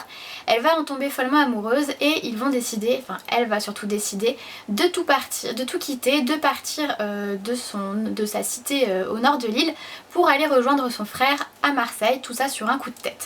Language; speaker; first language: French; native; French